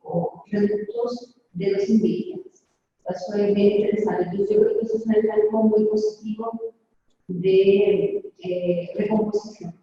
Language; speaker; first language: Spanish; non-native, fluent; Portuguese